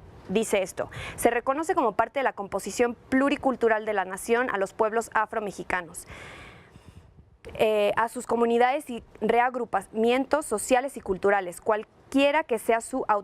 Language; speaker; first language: Spanish; native; Spanish